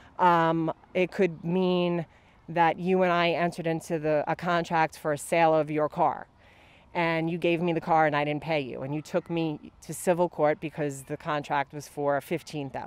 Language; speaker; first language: English; native; English